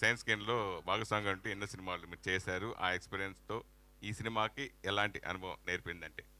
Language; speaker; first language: Telugu; native; Telugu